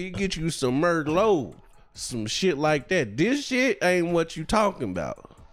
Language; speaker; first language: English; native; English